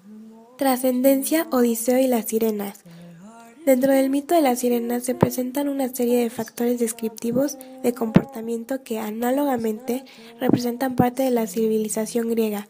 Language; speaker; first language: Spanish; native; Spanish